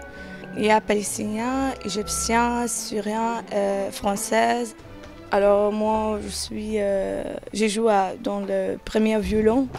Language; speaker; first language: French; non-native, learner; Arabic